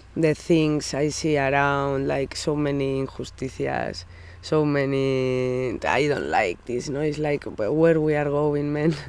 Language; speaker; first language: English; non-native, learner; Spanish